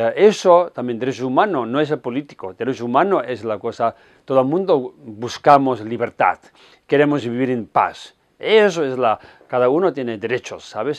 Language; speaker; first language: Spanish; non-native, fluent; Tibetan